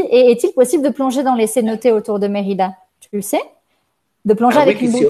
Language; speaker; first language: French; native; French